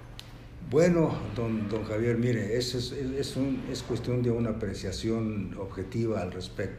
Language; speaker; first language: Spanish; native; Spanish